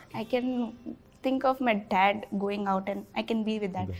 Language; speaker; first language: English; non-native, local second language; Bhojpuri